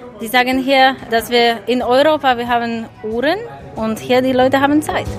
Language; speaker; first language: German; non-native, fluent; Polish